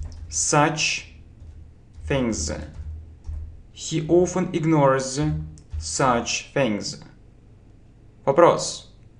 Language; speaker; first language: English; non-native, fluent; Russian